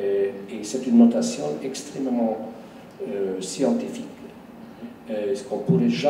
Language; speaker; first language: French; non-native, fluent; Hungarian